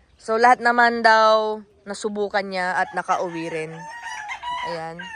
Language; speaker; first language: Filipino; native; Filipino